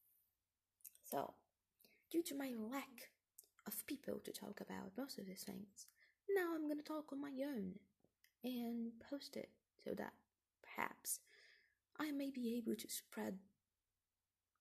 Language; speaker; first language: English; non-native, fluent; Portuguese